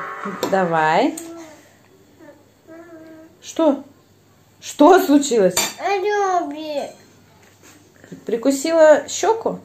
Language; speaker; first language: Russian; native; Russian